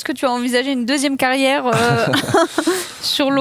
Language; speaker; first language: French; native; French